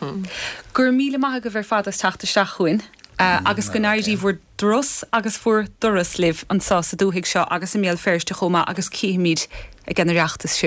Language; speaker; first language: Irish; native; Irish